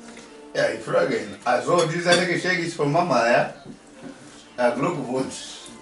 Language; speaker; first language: German; non-native, learner; Portuguese